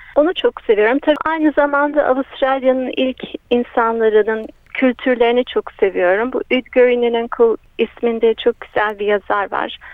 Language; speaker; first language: Turkish; early bilingual, heritage; Turkish